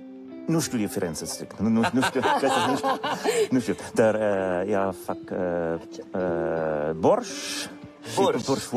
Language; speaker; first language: Romanian; non-native, learner; German